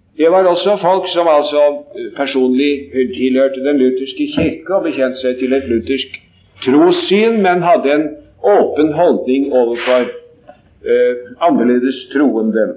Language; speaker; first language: Norwegian; native; Norwegian